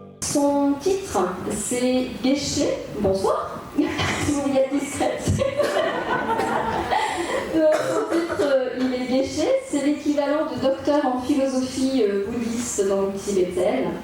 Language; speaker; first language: French; native; French